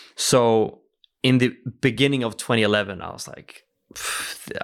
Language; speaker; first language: English; early bilingual, other home language; Norwegian